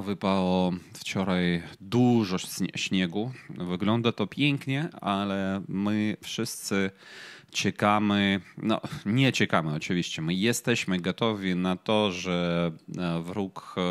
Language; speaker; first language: Polish; non-native, fluent; Ukrainian